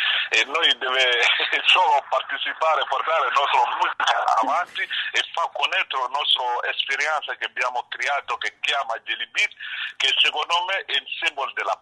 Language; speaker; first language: Italian; non-native, learner; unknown